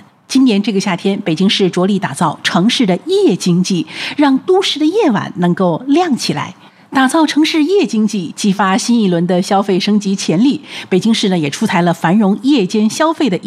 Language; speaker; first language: Chinese; native; Chinese